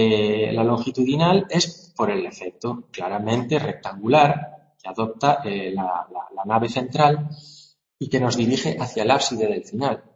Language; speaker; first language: Spanish; native; Spanish